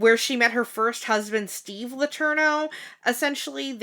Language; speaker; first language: English; native; English